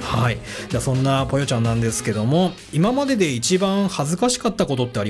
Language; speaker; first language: Japanese; native; Japanese